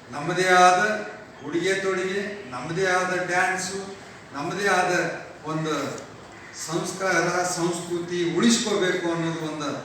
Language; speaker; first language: Kannada; non-native, local second language; Lambadi